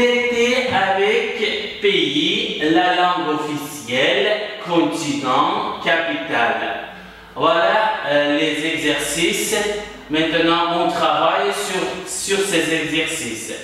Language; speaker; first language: French; non-native, fluent; Uzbek